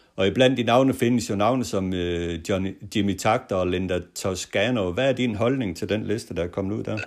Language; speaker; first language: Danish; native; Danish